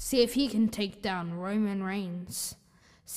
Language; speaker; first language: English; native; English